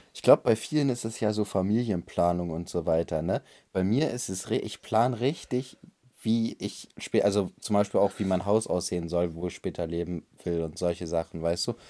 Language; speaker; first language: German; native; German